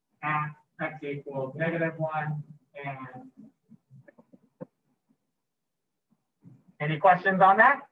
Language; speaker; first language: English; native; English